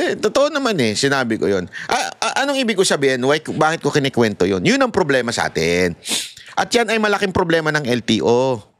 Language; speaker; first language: Filipino; native; Filipino